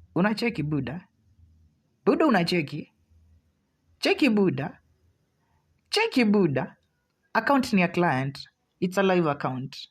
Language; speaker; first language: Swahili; native; Swahili